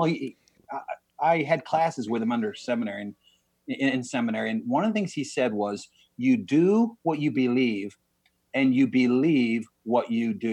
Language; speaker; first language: English; native; English